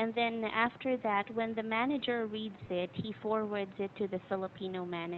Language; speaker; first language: English; non-native, fluent; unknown